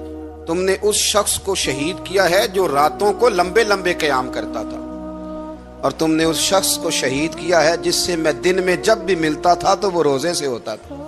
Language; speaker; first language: Urdu; native; Urdu